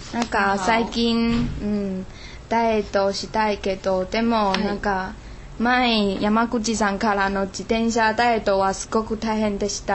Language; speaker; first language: Japanese; non-native, learner; Chinese